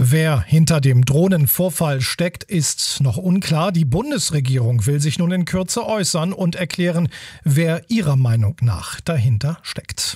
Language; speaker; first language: German; native; German